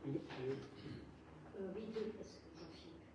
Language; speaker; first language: French; native; French